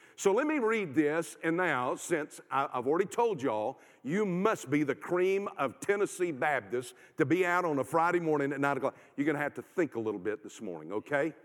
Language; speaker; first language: English; native; English